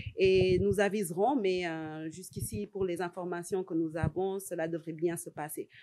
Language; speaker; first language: French; non-native, local second language; Wolof